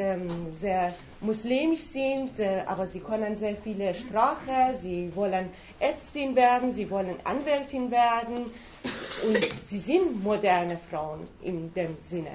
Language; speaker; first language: German; non-native, fluent; Persian